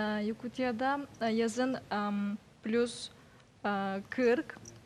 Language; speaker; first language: Turkish; non-native, learner; Yakut